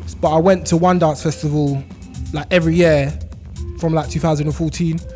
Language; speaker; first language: English; native; English